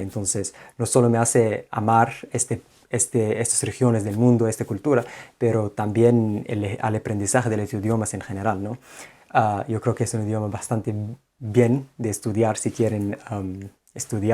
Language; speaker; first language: Spanish; non-native, fluent; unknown